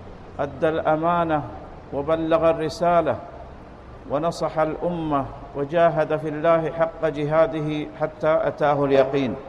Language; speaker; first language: Arabic; native; Arabic